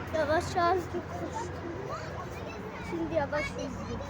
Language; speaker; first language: Turkish; early bilingual, heritage; Turkish